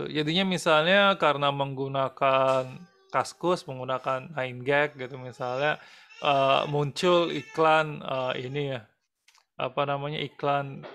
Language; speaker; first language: Indonesian; native; Indonesian